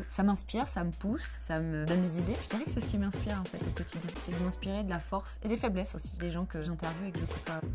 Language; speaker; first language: French; native; French